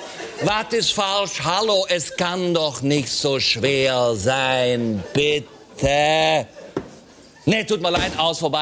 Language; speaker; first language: German; native; German